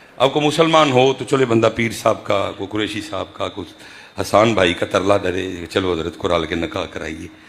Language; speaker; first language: Urdu; non-native, local second language; Punjabi